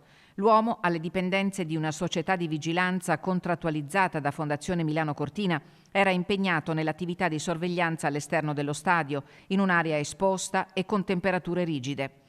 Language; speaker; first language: Italian; native; Italian